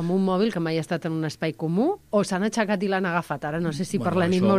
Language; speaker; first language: Catalan; native; Catalan